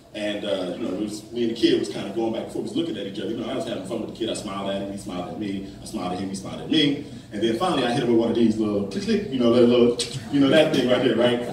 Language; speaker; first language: English; native; English